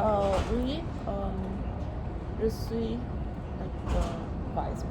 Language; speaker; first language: French; non-native, learner; English